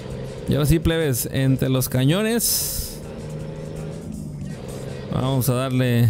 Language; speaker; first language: Spanish; native; Spanish